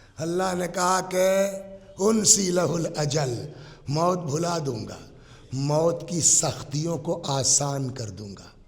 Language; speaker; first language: Urdu; native; Urdu